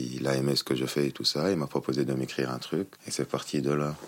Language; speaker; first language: French; non-native, local second language; Arabic